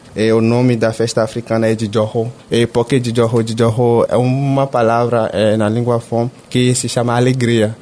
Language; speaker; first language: Portuguese; non-native, fluent; Fon